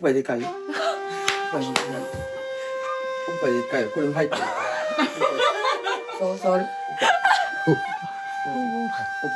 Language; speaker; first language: Japanese; native; Japanese